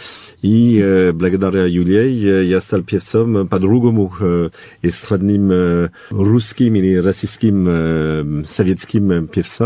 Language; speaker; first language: Russian; non-native, fluent; French